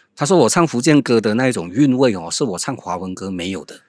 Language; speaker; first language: Chinese; non-native, local second language; Min Nan Chinese